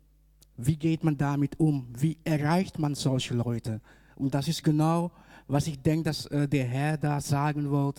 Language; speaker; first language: German; non-native, fluent; Dutch